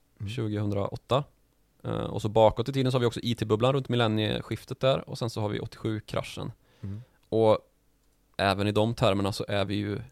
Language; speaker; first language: Swedish; native; Swedish